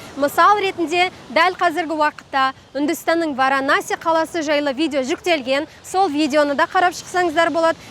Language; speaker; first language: Kazakh; native; Kazakh